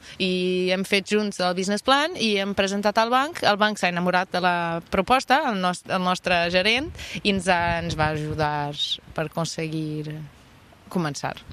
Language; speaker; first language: Catalan; non-native, fluent; Portuguese